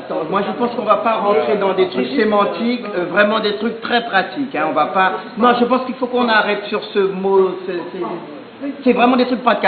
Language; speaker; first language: French; native; French